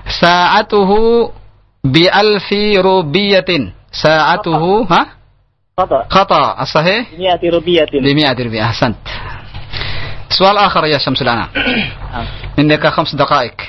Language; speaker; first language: Arabic; non-native, fluent; Indonesian